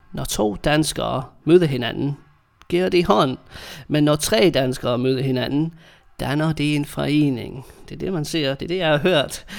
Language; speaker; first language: Danish; non-native, fluent; English